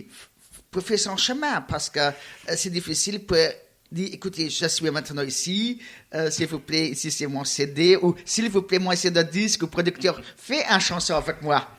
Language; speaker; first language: French; non-native, learner; Luxembourgish